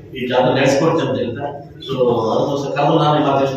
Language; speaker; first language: Kannada; native; Kannada